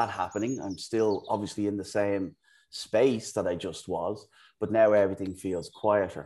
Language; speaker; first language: English; native; English